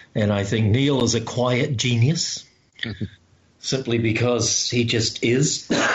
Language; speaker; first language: English; native; English